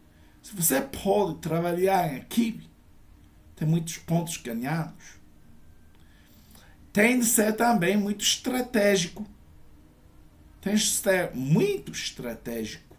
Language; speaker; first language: Portuguese; non-native, learner; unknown